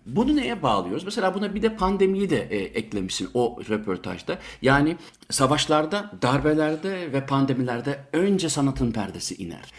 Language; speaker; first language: Turkish; native; Turkish